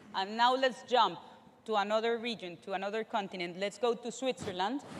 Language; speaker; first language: English; non-native, fluent; Spanish